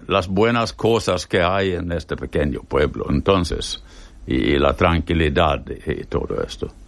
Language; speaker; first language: Spanish; non-native, fluent; Swedish